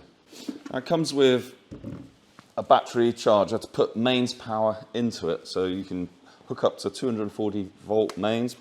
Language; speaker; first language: English; native; English